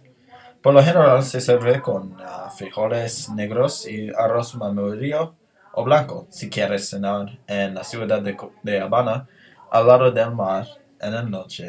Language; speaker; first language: Spanish; non-native, learner; English